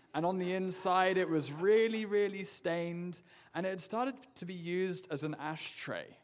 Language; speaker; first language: English; native; English